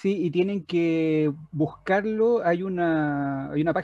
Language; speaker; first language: Spanish; native; Spanish